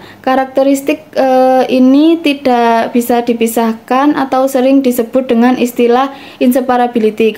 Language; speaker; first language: Indonesian; native; Indonesian